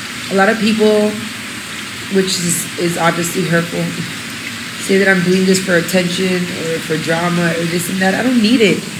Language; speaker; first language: English; early bilingual, other home language; Spanish